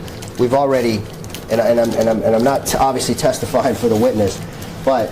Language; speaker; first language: English; native; English